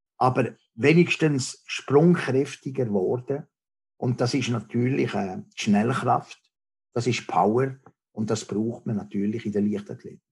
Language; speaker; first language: German; non-native, local second language; French